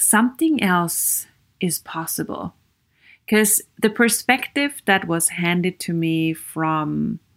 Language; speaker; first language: English; non-native, fluent; German